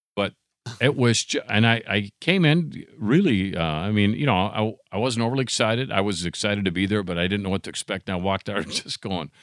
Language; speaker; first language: English; non-native, fluent; Italian